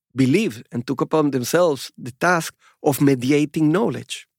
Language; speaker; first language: English; non-native, fluent; Spanish